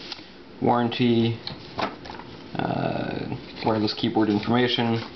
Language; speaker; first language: English; native; English